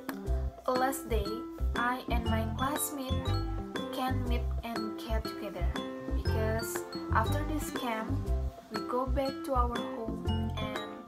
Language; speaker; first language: English; non-native, learner; Indonesian